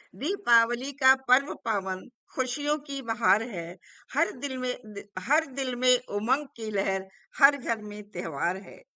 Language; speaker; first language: Hindi; native; Hindi